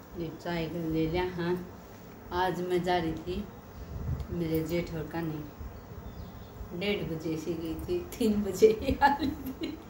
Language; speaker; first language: Hindi; native; Hindi